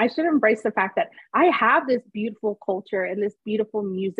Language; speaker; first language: English; native; English